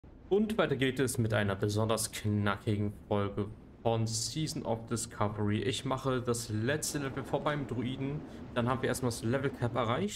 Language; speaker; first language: German; native; German